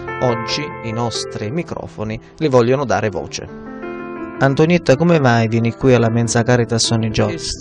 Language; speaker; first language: Italian; native; Italian